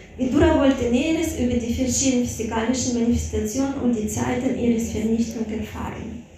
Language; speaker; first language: German; non-native, fluent; Russian